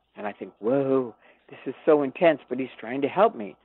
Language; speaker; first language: English; native; English